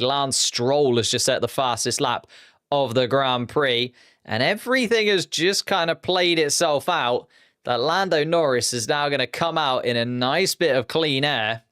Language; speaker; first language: English; native; English